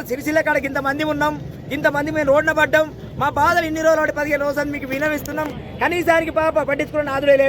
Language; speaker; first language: Telugu; native; Telugu